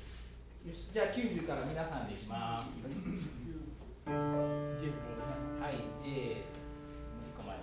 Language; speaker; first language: Japanese; native; Japanese